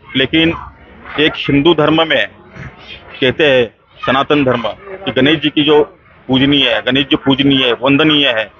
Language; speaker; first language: Hindi; non-native, local second language; Marathi